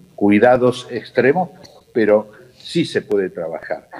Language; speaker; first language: Spanish; native; Spanish